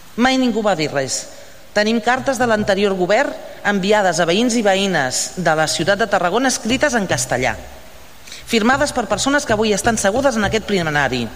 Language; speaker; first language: Catalan; non-native, local second language; Spanish